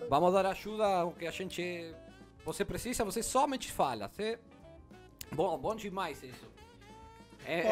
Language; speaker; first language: Portuguese; non-native, learner; Spanish